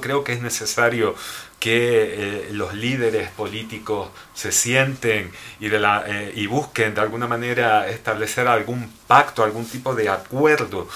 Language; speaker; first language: Spanish; native; Spanish